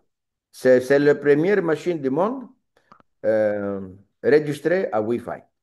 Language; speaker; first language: French; non-native, learner; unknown